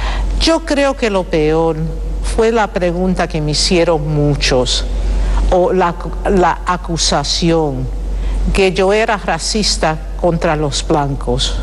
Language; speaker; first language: Spanish; early bilingual, heritage; Spanish